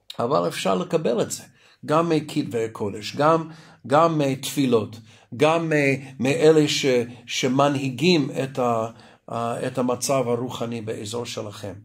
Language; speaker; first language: Hebrew; non-native, fluent; Russian